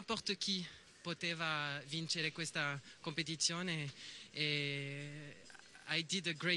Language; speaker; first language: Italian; non-native, learner; French